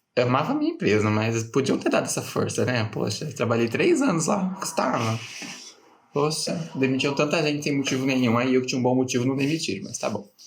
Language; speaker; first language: Portuguese; native; Portuguese